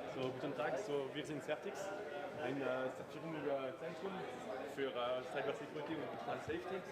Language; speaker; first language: German; non-native, learner; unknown